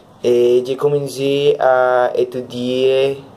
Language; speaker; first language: French; non-native, learner; Spanish